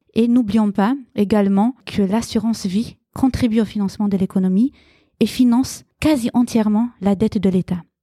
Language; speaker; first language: French; early bilingual, other home language; Romanian